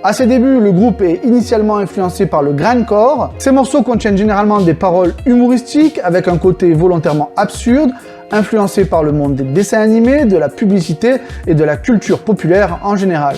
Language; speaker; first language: French; native; French